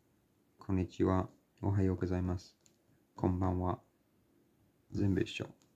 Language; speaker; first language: Japanese; non-native, learner; English